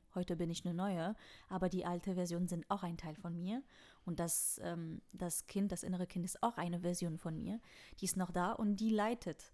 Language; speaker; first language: German; non-native, fluent; French